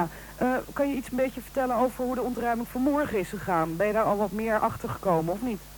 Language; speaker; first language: Dutch; native; Dutch